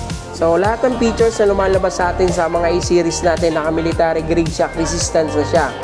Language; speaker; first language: Filipino; native; Filipino